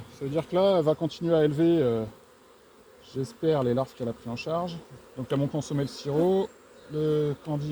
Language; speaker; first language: French; native; French